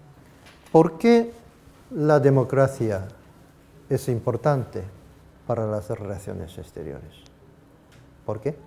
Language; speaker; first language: Spanish; non-native, fluent; Japanese